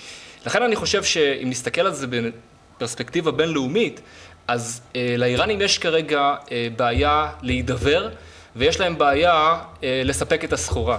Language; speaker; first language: Hebrew; native; Hebrew